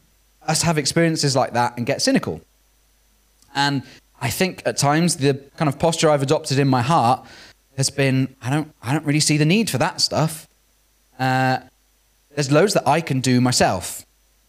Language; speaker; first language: English; native; English